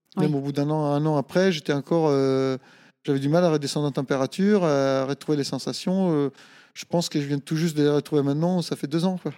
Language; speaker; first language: French; non-native, fluent; Italian